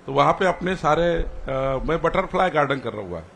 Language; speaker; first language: Hindi; non-native, local second language; Marathi